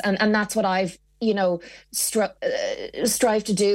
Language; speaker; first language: English; native; English